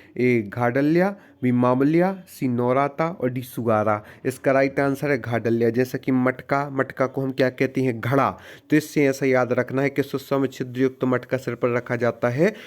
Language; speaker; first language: Hindi; native; Hindi